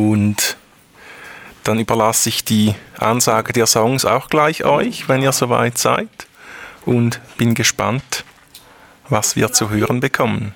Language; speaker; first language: German; native; German